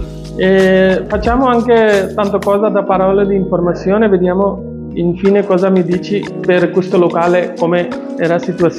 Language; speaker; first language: Italian; non-native, learner; Bangla